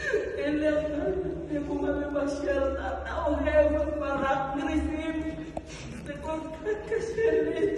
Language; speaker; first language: Hebrew; non-native, learner; Filipino